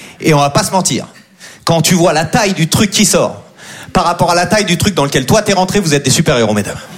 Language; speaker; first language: French; native; French